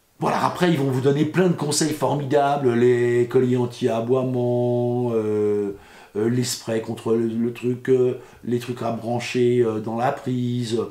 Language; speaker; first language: French; native; French